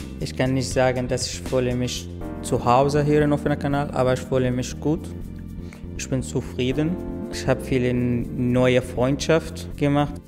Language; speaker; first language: German; non-native, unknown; Arabic